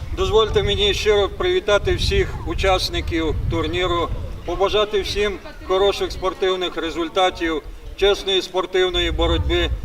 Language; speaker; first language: Ukrainian; native; Ukrainian